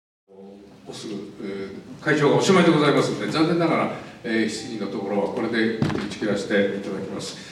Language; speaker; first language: Japanese; native; Japanese